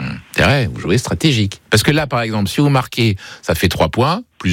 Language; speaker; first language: French; native; French